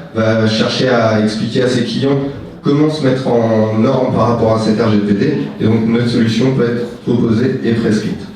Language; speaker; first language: French; native; French